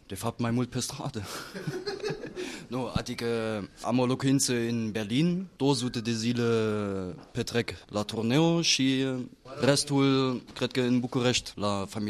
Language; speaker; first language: Romanian; non-native, fluent; German